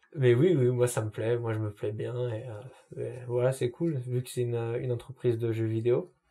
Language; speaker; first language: French; native; French